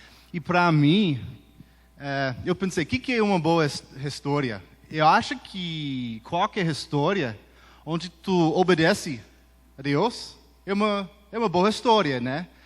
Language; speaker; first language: Portuguese; early bilingual, heritage; Portuguese